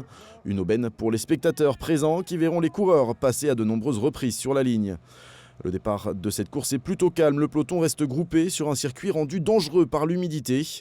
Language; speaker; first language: French; native; French